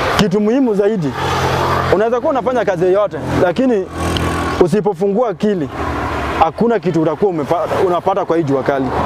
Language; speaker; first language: Swahili; non-native, local second language; Luo (Kenya and Tanzania)